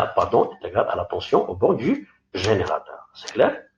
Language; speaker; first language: French; non-native, local second language; Arabic